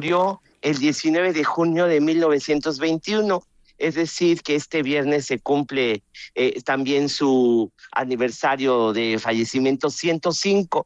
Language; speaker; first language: Spanish; native; Spanish